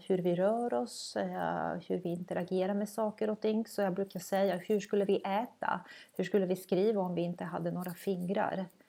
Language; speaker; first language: Swedish; non-native, fluent; Croatian